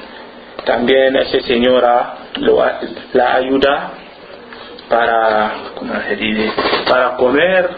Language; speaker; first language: Spanish; non-native, learner; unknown